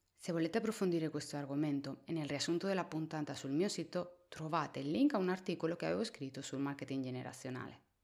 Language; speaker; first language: Italian; non-native, fluent; Spanish